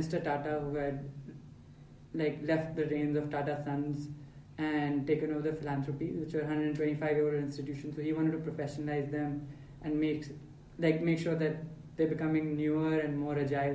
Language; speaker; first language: English; non-native, local second language; Hindi